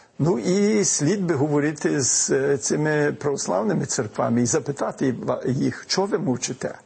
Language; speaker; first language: Ukrainian; early bilingual, heritage; Ukrainian